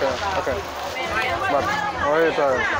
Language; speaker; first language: English; non-native, learner; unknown